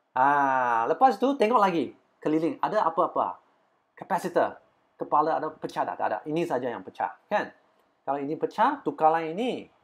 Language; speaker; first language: Malay; non-native, local second language; Chinese